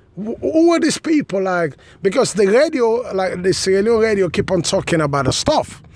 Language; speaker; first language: English; non-native, local second language; Krio